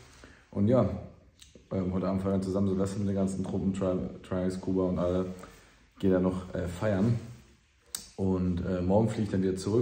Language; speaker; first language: German; native; German